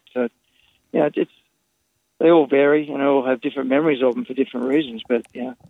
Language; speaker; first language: English; native; English